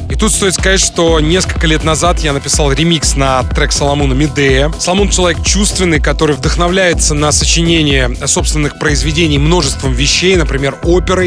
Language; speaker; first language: Russian; native; Russian